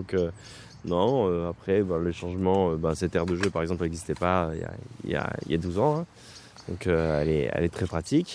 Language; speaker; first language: French; native; French